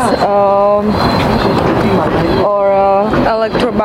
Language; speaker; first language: English; non-native, learner; Slovak